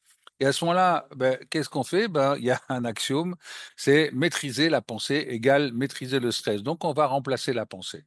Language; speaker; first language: French; native; French